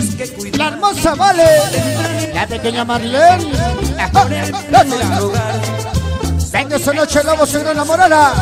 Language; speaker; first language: Spanish; native; Spanish